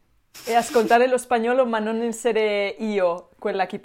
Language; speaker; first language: Italian; non-native, learner; Spanish